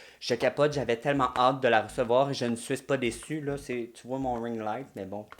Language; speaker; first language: French; native; French